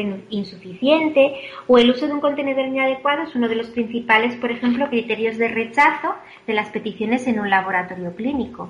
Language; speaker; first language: Spanish; native; Spanish